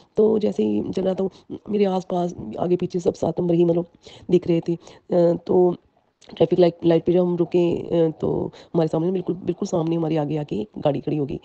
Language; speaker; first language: Hindi; non-native, local second language; Punjabi